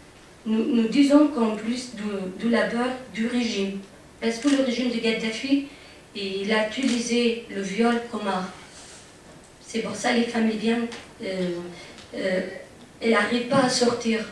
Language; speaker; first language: French; non-native, fluent; Arabic